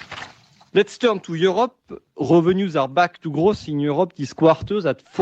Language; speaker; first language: English; non-native, fluent; French